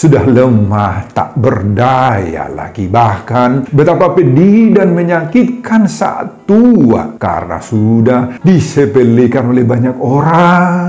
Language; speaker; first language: Indonesian; non-native, local second language; Batak Toba